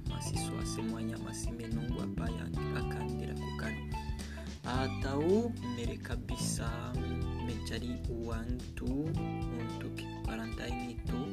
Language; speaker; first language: Indonesian; non-native, learner; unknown